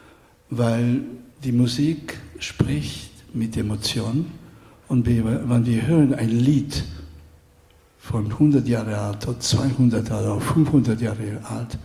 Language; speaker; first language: German; non-native, fluent; Spanish